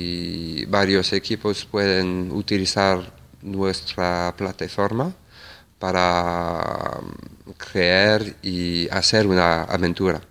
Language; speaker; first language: Spanish; non-native, fluent; French